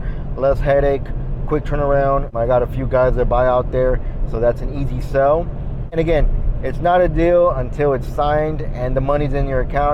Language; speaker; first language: English; native; English